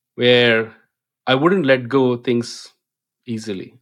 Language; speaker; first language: English; non-native, local second language; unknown